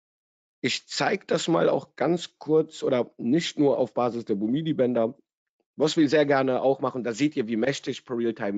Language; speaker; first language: German; native; German